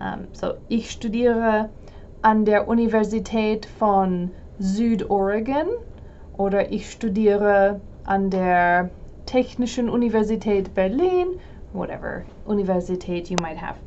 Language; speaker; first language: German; non-native, fluent; English